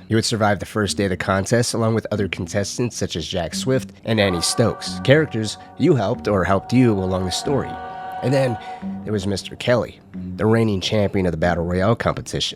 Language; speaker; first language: English; native; English